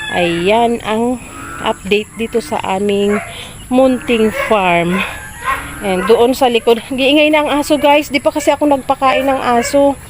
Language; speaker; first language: Filipino; non-native, local second language; Bikol